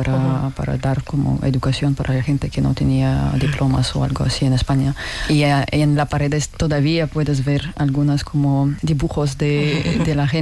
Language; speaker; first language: Spanish; non-native, learner; Russian